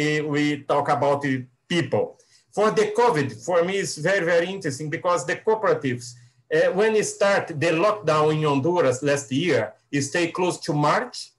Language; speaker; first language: English; non-native, learner; Portuguese